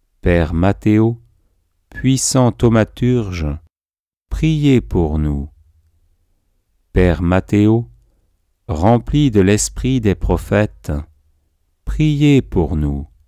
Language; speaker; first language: French; native; French